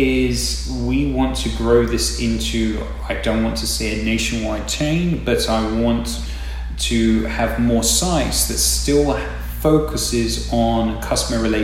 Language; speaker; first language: English; native; English